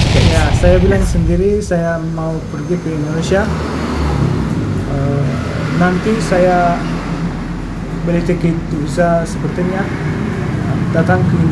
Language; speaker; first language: Indonesian; non-native, learner; Turkish